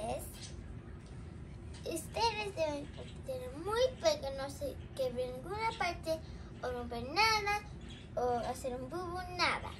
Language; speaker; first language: Spanish; early bilingual, heritage; Spanish